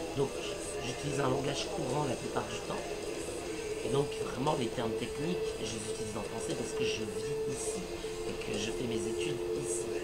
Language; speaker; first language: French; early bilingual, other home language; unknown